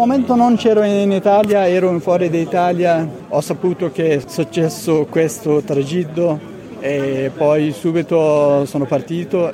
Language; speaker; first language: Italian; non-native, learner; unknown